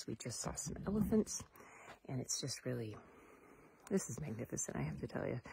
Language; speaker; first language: English; native; English